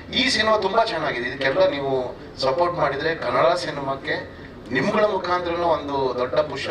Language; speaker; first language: Kannada; native; Kannada